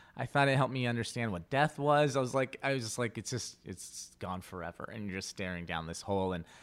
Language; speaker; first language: English; early bilingual, other home language; Spanish